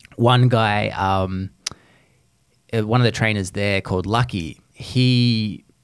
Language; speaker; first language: English; native; English